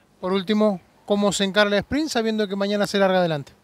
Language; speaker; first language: Spanish; native; Spanish